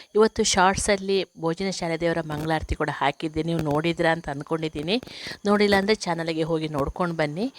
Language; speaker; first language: Kannada; non-native, local second language; Tulu